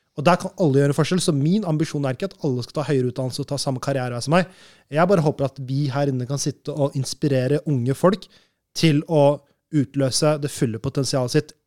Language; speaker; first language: Norwegian; early bilingual, other home language; Urdu